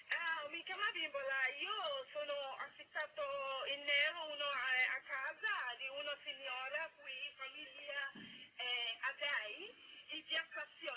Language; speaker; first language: Italian; non-native, learner; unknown